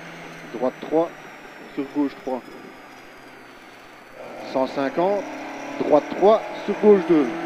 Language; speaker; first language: French; native; French